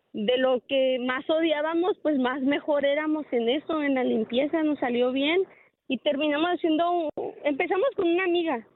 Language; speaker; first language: Spanish; early bilingual, heritage; Spanish